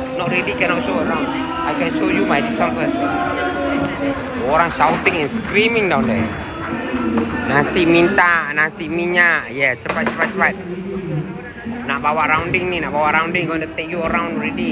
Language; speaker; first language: English; non-native, local second language; Malay